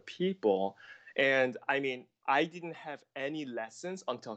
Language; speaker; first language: English; non-native, fluent; Korean